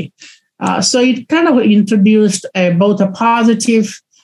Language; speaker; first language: English; non-native, local second language; Odia